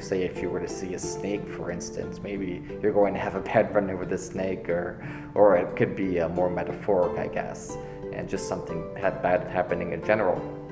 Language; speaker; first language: English; native; English